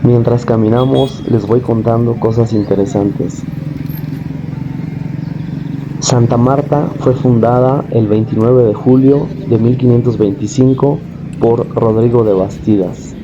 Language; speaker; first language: Spanish; native; Spanish